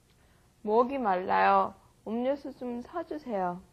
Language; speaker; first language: Korean; non-native, learner; English